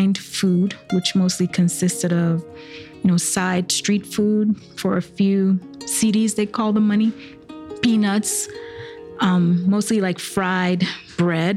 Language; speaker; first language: English; native; English